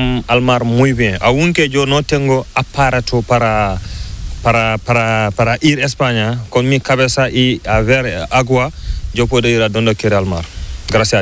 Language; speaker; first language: Spanish; non-native, learner; Fula